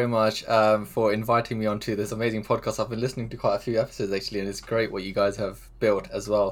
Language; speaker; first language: English; early bilingual, other home language; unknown